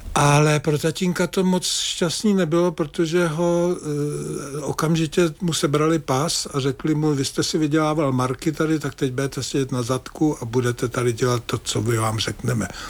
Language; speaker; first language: Czech; native; Czech